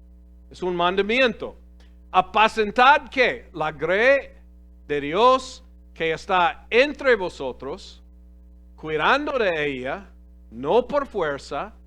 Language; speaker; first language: Spanish; non-native, fluent; English